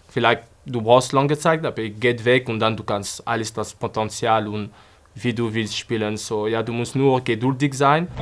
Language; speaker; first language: German; non-native, fluent; French